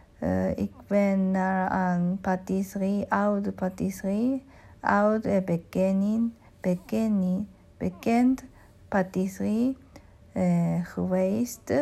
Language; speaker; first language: Dutch; non-native, learner; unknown